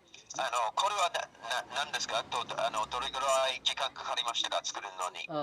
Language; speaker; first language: Japanese; non-native, learner; English